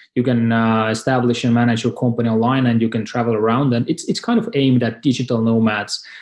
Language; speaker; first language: English; non-native, fluent; Estonian